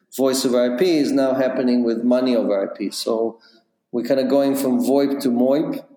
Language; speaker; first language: English; non-native, fluent; Russian